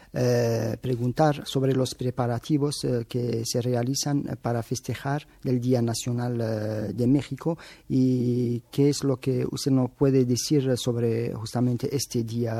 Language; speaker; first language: Spanish; non-native, fluent; Arabic